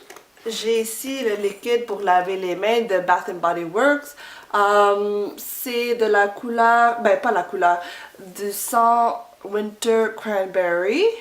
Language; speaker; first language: French; non-native, fluent; English